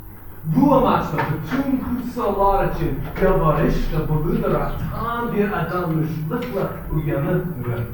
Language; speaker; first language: Turkish; non-native, fluent; English